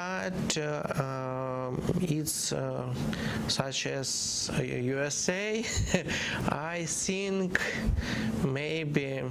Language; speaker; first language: English; non-native, learner; Ukrainian